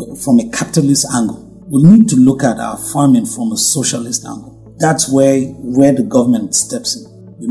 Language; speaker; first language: English; non-native, local second language; Hausa